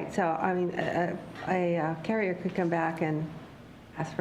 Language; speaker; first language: English; native; English